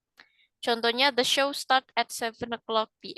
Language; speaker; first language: English; non-native, fluent; Indonesian